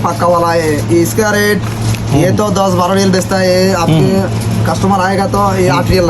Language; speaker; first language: Hindi; non-native, learner; Bangla